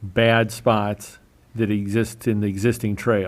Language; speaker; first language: English; native; English